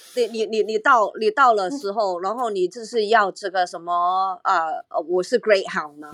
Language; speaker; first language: Chinese; non-native, local second language; Cantonese